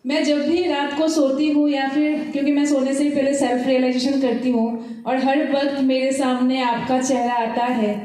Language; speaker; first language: Hindi; non-native, local second language; Assamese